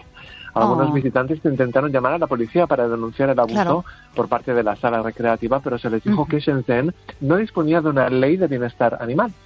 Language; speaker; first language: Spanish; native; Spanish